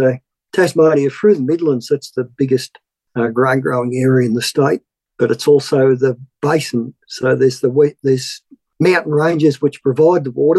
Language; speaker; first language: English; native; English